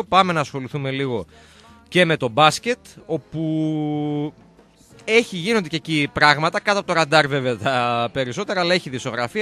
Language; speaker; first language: Greek; native; Greek